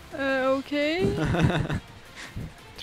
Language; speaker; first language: Swedish; native; Swedish